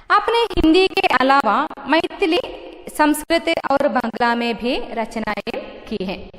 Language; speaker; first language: Hindi; non-native, local second language; Malayalam